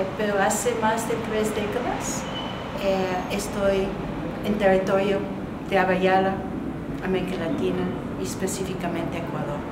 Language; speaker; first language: Spanish; non-native, fluent; English